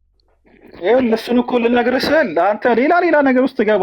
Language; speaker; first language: Amharic; native; Amharic